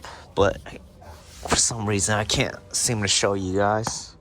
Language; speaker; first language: English; native; English